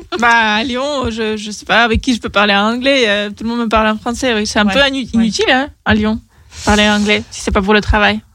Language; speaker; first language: French; non-native, fluent; Ukrainian